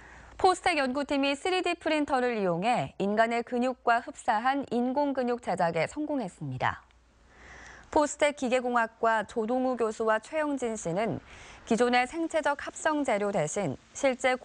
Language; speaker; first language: Korean; native; Korean